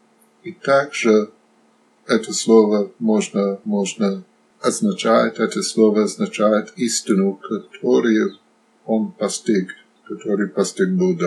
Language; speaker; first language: Russian; non-native, fluent; Slovak